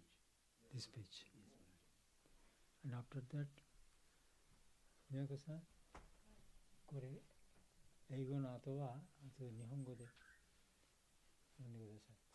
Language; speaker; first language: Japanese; non-native, fluent; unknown